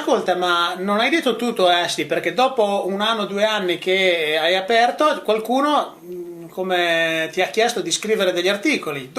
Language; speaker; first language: Italian; native; Italian